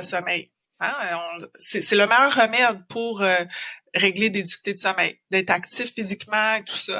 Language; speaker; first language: French; native; French